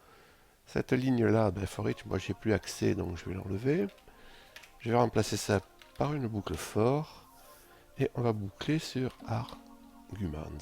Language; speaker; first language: French; native; French